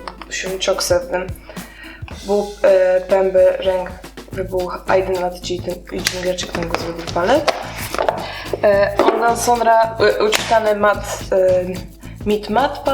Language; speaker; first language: Turkish; non-native, learner; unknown